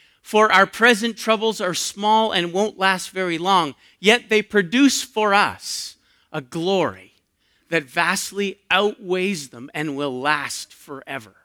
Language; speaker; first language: English; native; English